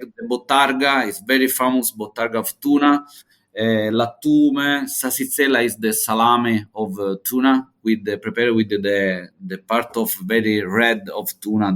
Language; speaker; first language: English; non-native, learner; Italian